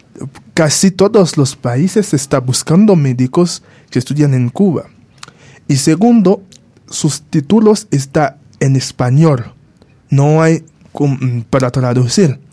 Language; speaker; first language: Spanish; non-native, fluent; Haitian Creole